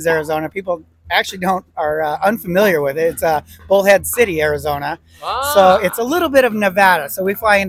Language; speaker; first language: English; native; English